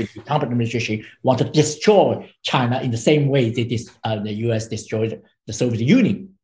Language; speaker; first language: English; non-native, fluent; Chinese